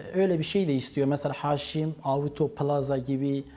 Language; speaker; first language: Turkish; native; Turkish